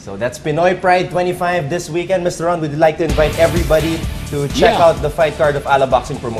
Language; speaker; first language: English; non-native, local second language; Filipino